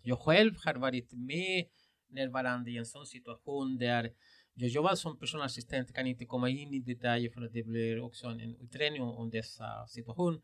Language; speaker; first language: Swedish; non-native, fluent; Spanish